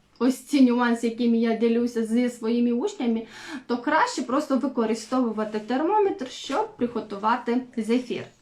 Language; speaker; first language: Ukrainian; non-native, local second language; Russian